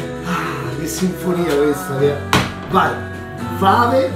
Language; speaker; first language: Italian; native; Italian